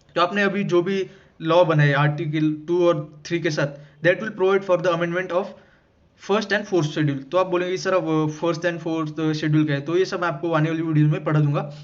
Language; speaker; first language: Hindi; non-native, local second language; Marathi